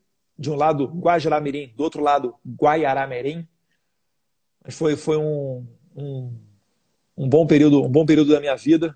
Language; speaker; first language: Portuguese; native; Portuguese